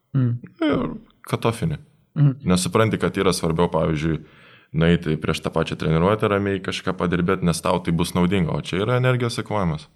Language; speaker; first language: Lithuanian; native; Lithuanian